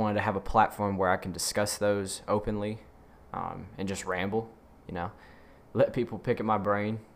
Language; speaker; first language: English; native; English